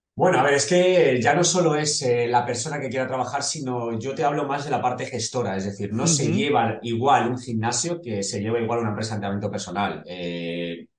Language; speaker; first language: Spanish; native; Spanish